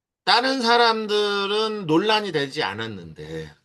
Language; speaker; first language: Korean; native; Korean